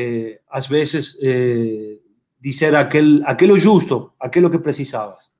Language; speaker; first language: Portuguese; non-native, fluent; Spanish